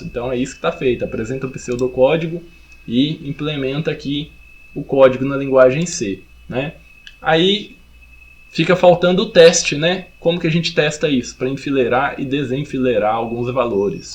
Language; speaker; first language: Portuguese; native; Portuguese